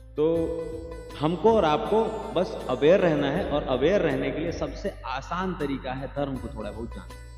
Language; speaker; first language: Hindi; native; Hindi